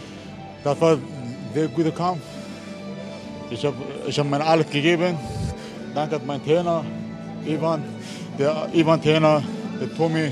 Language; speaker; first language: German; non-native, learner; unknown